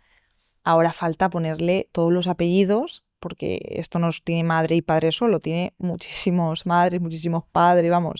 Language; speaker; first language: Spanish; native; Spanish